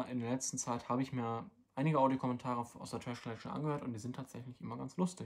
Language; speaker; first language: German; native; German